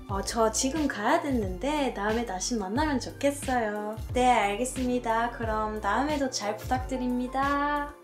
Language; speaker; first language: Korean; non-native, fluent; French